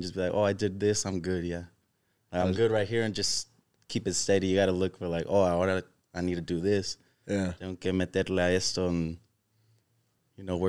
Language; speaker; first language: English; early bilingual, other home language; Spanish